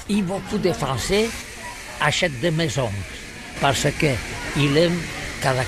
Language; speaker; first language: French; non-native, learner; Catalan